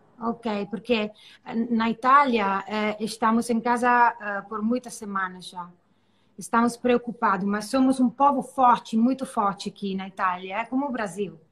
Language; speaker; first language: Portuguese; non-native, learner; Italian